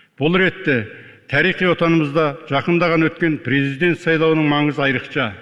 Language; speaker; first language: Kazakh; early bilingual, heritage; Kazakh